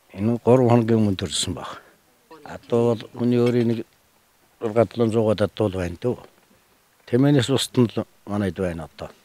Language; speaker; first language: Mongolian; native; Mongolian